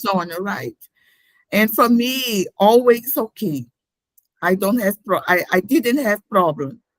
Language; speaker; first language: English; non-native, learner; Portuguese